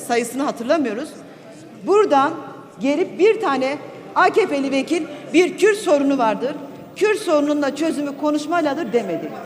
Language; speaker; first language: Turkish; non-native, local second language; Kurdish